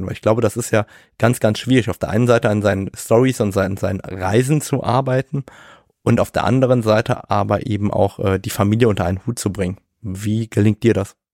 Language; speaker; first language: German; native; German